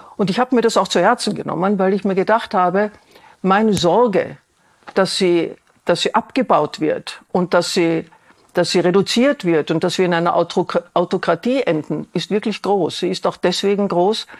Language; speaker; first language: German; native; German